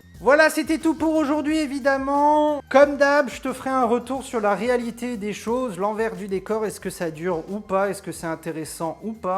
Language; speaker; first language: French; native; French